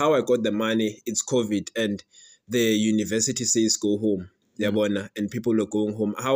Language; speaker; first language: English; non-native, local second language; Swati